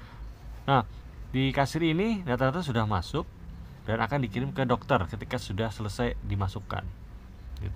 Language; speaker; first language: Indonesian; native; Indonesian